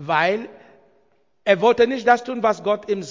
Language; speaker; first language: German; non-native, learner; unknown